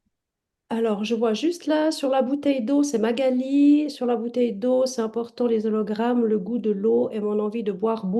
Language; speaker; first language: French; native; French